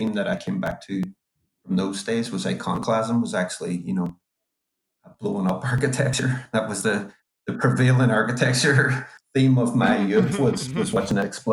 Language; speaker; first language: English; native; English